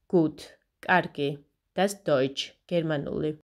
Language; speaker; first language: German; non-native, fluent; Georgian